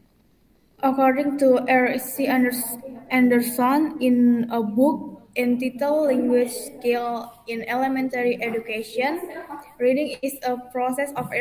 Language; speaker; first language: English; non-native, learner; Indonesian